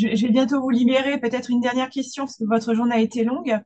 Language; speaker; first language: French; native; French